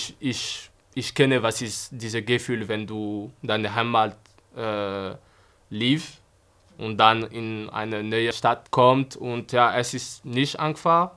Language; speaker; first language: German; non-native, fluent; French